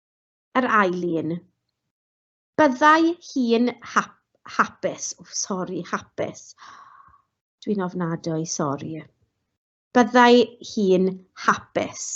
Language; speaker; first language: Welsh; non-native, local second language; English